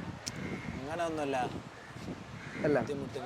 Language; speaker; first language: Malayalam; non-native, local second language; Hindi